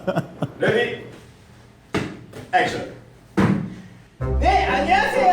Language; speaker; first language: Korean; non-native, fluent; Spanish